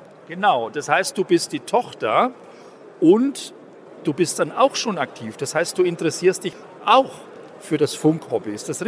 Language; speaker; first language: German; native; German